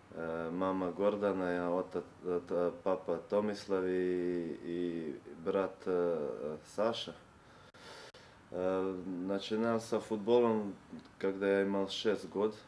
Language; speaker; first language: Russian; non-native, learner; Serbian